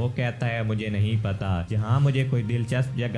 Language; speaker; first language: Hindi; native; Hindi